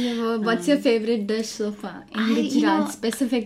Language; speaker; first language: English; non-native, local second language; Gujarati